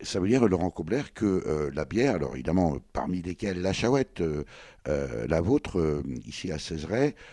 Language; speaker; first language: French; native; French